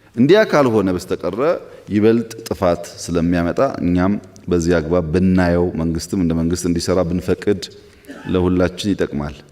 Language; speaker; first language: Amharic; non-native, local second language; Oromo